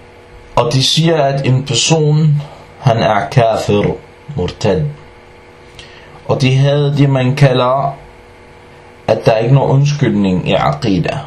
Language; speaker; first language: Danish; non-native, fluent; Arabic